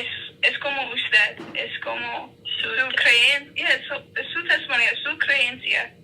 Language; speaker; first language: Spanish; non-native, learner; English